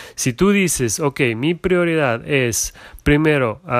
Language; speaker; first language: Spanish; non-native, fluent; German